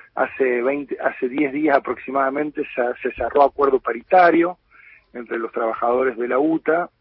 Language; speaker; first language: Spanish; native; Spanish